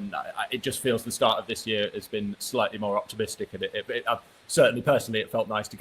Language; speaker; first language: English; native; English